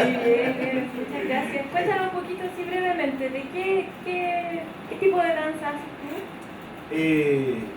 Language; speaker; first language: Spanish; native; Spanish